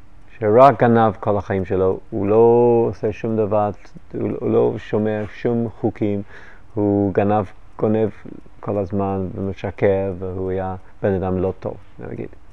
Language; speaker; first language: Hebrew; non-native, fluent; English